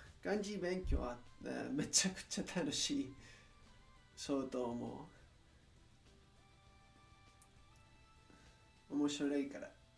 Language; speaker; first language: Japanese; non-native, learner; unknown